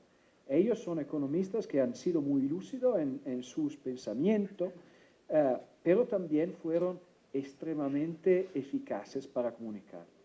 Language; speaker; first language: Spanish; non-native, fluent; Italian